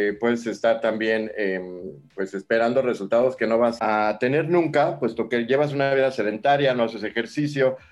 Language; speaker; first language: Spanish; native; Spanish